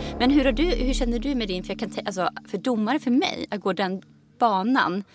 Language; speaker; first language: Swedish; native; Swedish